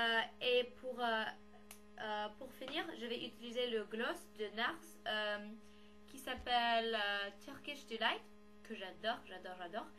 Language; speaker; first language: French; non-native, learner; English